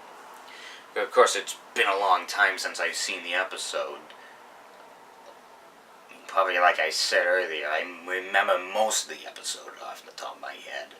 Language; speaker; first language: English; native; English